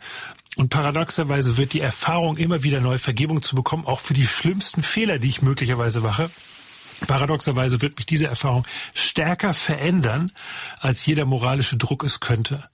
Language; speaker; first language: German; native; German